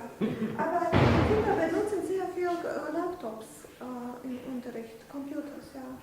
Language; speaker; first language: German; non-native, fluent; Bosnian